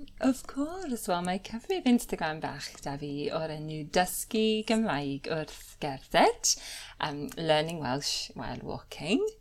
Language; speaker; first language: Welsh; non-native, fluent; English